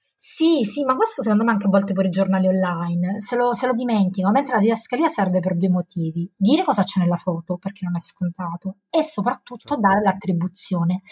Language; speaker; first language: Italian; native; Italian